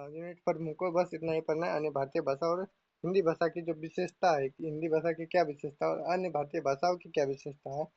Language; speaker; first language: Hindi; native; Hindi